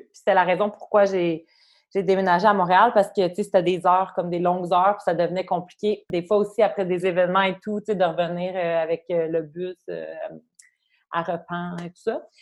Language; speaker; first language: French; native; French